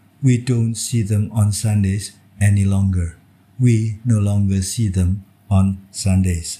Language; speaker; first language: English; non-native, fluent; Indonesian